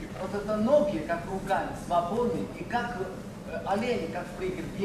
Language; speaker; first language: Russian; non-native, learner; Chinese